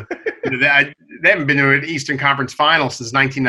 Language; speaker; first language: English; native; English